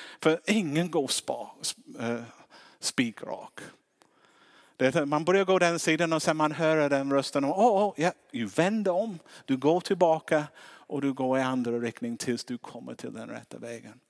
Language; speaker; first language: Swedish; non-native, fluent; English